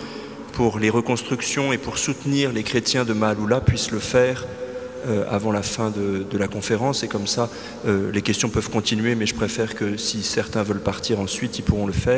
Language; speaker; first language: French; native; French